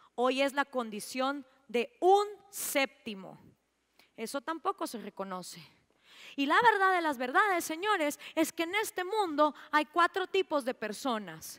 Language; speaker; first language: Spanish; native; Spanish